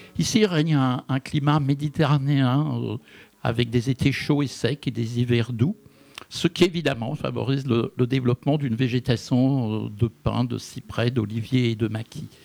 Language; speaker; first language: French; native; French